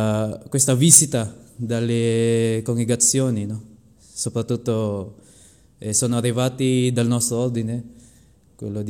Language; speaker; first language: Italian; non-native, fluent; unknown